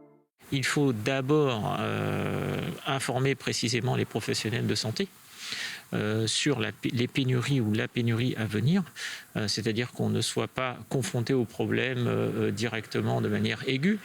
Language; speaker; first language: French; native; French